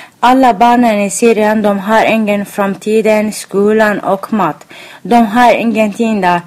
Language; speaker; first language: Swedish; non-native, learner; Arabic